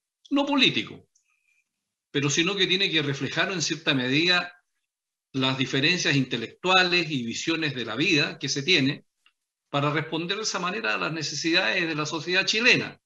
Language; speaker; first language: Spanish; native; Spanish